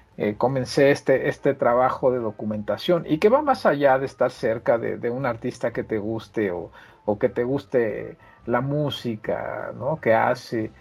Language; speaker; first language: Spanish; native; Spanish